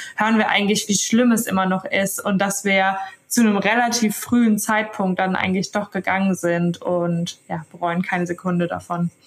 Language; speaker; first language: German; native; German